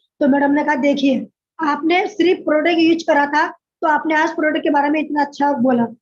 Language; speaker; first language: Hindi; native; Hindi